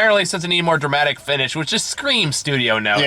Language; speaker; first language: English; native; English